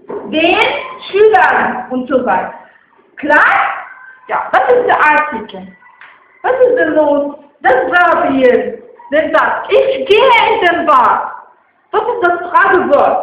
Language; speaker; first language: German; non-native, fluent; Arabic